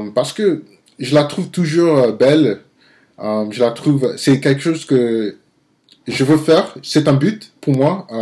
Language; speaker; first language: French; non-native, learner; English